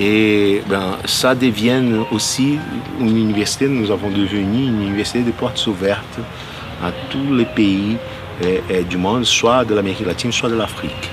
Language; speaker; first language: French; non-native, fluent; Portuguese